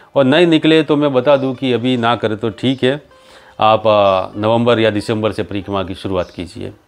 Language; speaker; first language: Hindi; native; Hindi